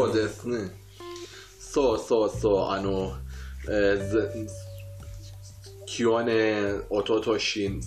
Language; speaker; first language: Japanese; non-native, fluent; Persian